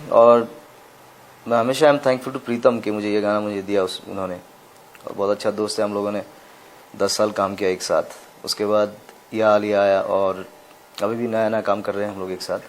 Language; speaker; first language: Hindi; non-native, local second language; Assamese